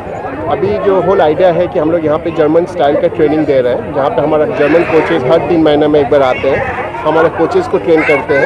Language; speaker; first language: Hindi; non-native, local second language; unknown